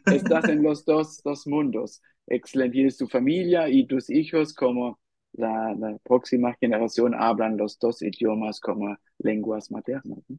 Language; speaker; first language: Spanish; non-native, fluent; German